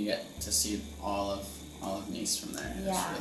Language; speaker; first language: English; native; English